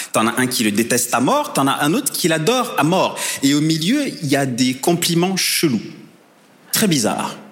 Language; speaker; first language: French; non-native, local second language; Kinyarwanda